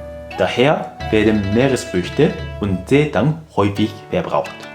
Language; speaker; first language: German; non-native, fluent; Japanese